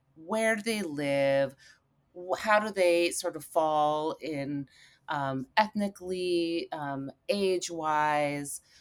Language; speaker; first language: English; native; English